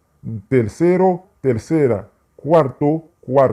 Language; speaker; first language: Spanish; non-native, fluent; Haitian Creole